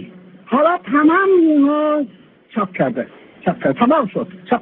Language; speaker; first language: Persian; non-native, fluent; Chinese